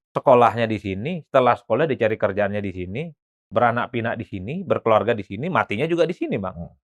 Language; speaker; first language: Indonesian; non-native, local second language; Madurese